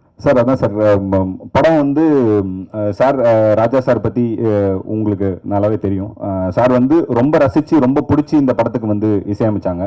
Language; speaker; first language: Tamil; native; Tamil